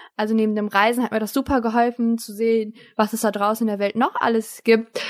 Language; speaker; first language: German; early bilingual, other home language; Turkish